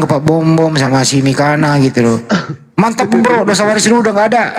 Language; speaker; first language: Indonesian; native; Indonesian